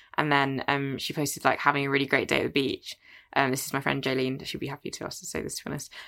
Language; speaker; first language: English; native; English